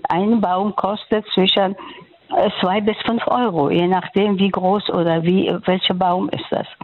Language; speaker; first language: German; non-native, fluent; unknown